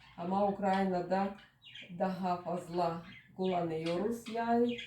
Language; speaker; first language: Turkish; non-native, learner; Russian